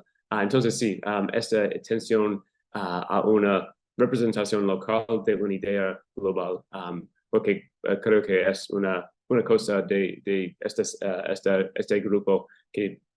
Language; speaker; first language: Spanish; non-native, learner; English